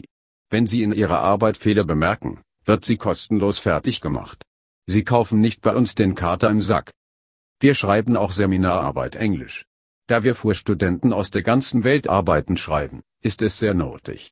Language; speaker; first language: German; non-native, learner; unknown